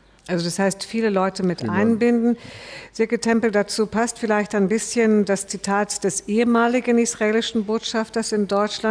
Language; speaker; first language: German; native; German